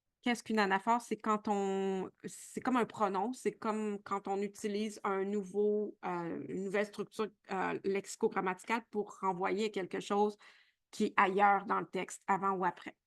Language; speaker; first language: French; native; French